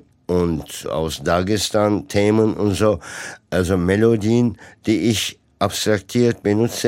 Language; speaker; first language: German; non-native, fluent; Turkish